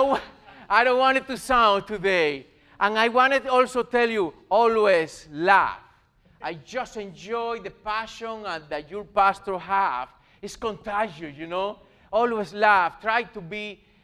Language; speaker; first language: English; non-native, learner; Spanish